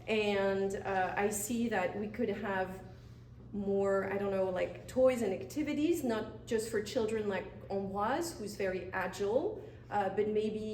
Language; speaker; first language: English; non-native, fluent; French